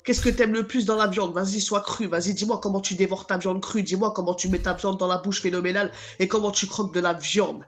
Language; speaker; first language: French; native; French